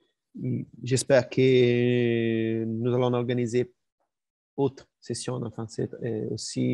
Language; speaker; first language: French; non-native, learner; Spanish